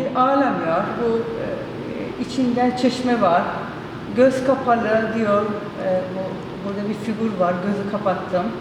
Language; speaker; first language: Turkish; non-native, fluent; Persian